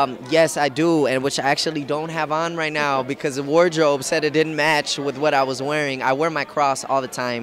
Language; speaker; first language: English; early bilingual, other home language; Spanish